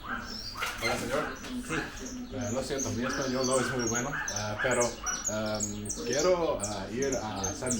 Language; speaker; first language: Spanish; non-native, learner; English